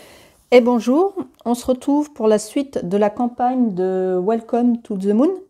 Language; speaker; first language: French; native; French